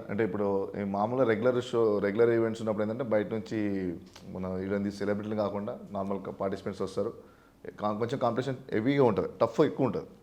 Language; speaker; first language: Telugu; native; Telugu